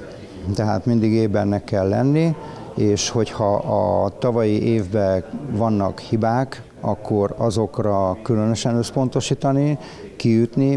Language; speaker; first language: Hungarian; native; Hungarian